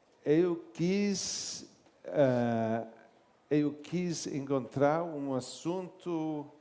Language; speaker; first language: Portuguese; non-native, learner; English